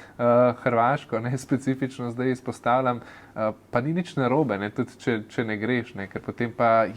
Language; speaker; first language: Slovenian; native; Slovenian